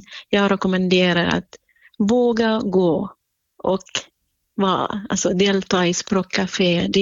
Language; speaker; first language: Swedish; non-native, fluent; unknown